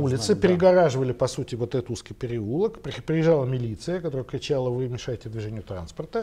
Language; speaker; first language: Russian; native; Russian